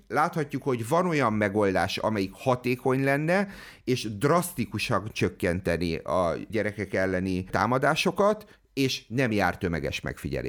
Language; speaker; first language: Hungarian; native; Hungarian